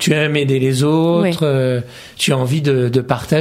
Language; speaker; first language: French; native; French